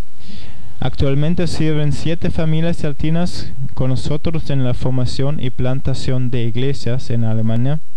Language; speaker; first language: Spanish; non-native, fluent; German